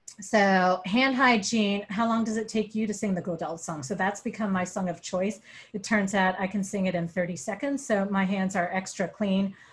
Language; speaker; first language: English; native; English